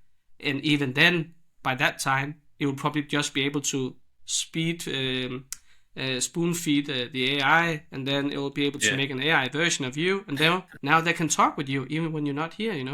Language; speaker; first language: English; non-native, fluent; Danish